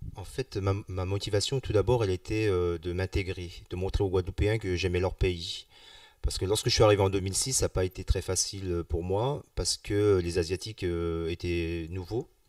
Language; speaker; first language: French; early bilingual, other home language; Vietnamese